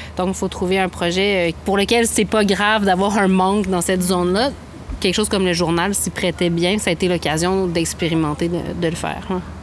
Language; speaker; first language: French; native; French